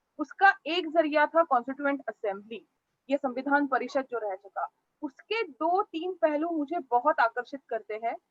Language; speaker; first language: Hindi; non-native, local second language; Marathi